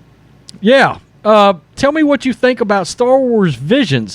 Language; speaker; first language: English; native; English